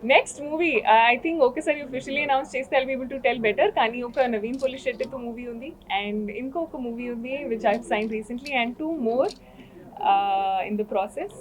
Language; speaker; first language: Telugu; non-native, learner; Hindi